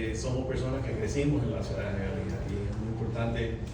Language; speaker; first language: Spanish; early bilingual, heritage; Spanish